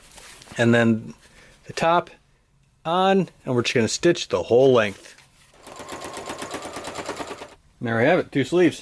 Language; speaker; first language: English; native; English